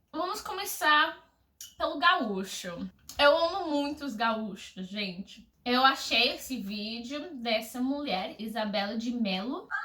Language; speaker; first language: Portuguese; non-native, fluent; English